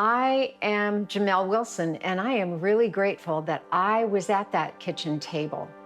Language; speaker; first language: English; native; English